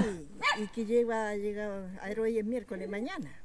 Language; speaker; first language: Spanish; native; Spanish